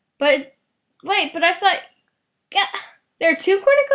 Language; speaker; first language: English; native; English